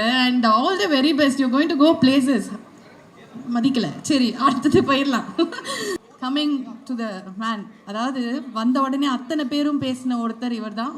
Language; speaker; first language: Tamil; native; Tamil